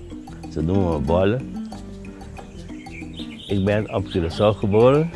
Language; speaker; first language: Dutch; non-native, local second language; Papiamento